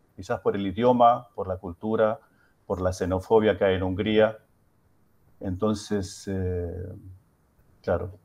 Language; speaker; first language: Spanish; native; Spanish